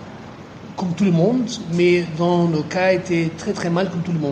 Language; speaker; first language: French; non-native, fluent; Portuguese